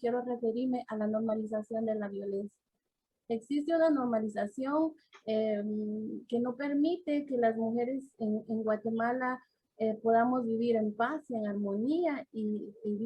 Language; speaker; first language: Spanish; native; Spanish